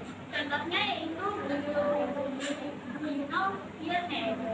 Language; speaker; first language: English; non-native, learner; Indonesian